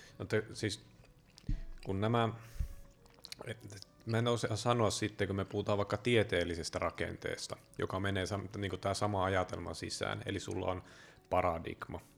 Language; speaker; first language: Finnish; native; Finnish